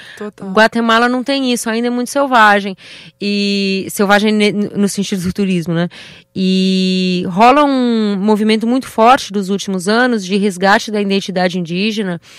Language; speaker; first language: Portuguese; native; Portuguese